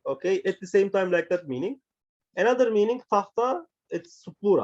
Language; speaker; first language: English; non-native, learner; Turkish